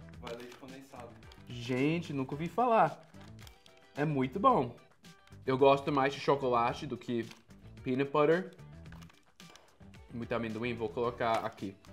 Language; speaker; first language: Portuguese; non-native, fluent; English